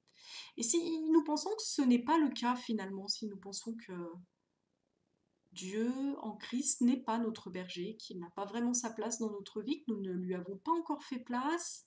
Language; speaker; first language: French; native; French